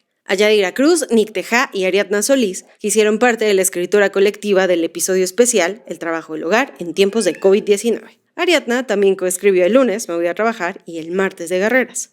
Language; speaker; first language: Spanish; native; Spanish